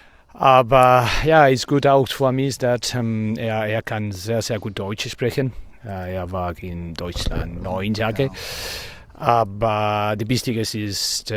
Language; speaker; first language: German; non-native, learner; Spanish